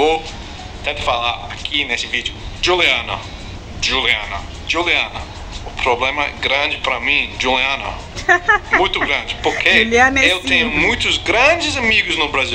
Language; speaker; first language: Portuguese; non-native, learner; English